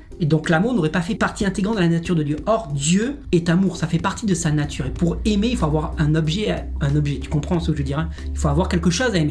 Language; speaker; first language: French; native; French